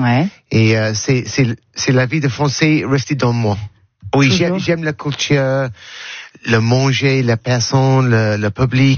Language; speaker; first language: French; non-native, learner; English